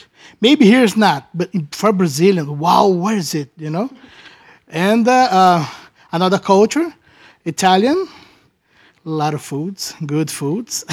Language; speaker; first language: English; non-native, learner; Portuguese